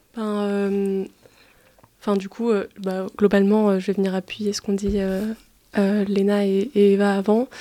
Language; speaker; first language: French; native; French